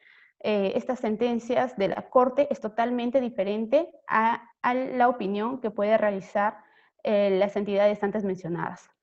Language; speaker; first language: Spanish; native; Spanish